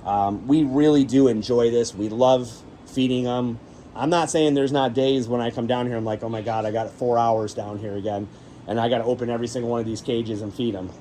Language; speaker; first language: English; native; English